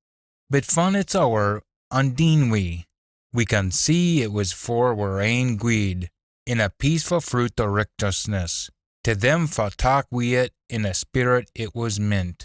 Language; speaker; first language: English; native; English